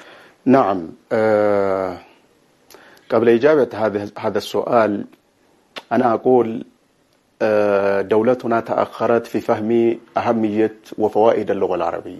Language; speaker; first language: Arabic; non-native, fluent; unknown